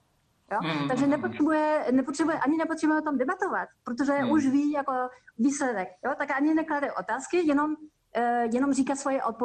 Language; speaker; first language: Czech; non-native, fluent; French